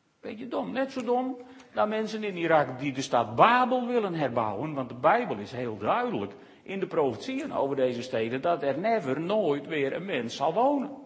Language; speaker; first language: Dutch; native; Dutch